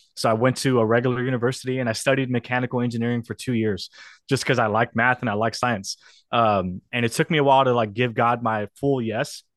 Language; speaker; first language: English; native; English